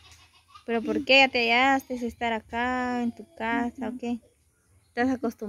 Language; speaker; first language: Spanish; native; Spanish